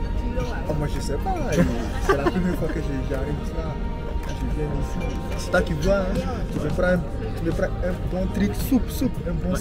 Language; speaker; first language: French; native; French